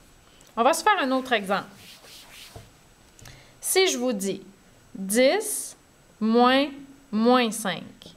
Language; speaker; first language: French; native; French